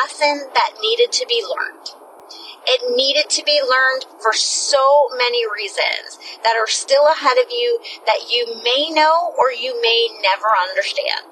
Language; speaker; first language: English; native; English